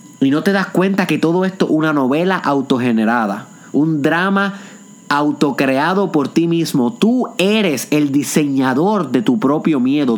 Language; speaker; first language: Spanish; native; Spanish